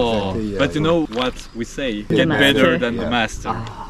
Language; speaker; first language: English; non-native, learner; French